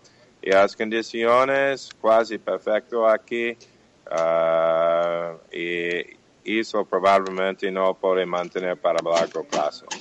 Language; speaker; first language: Portuguese; non-native, fluent; English